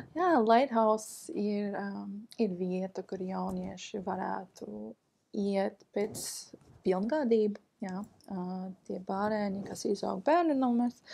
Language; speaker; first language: Latvian; non-native, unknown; English